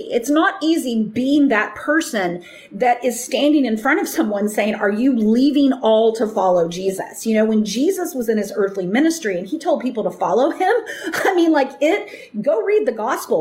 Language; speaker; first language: English; native; English